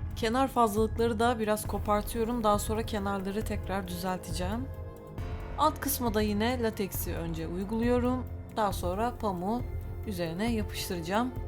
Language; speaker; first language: Turkish; native; Turkish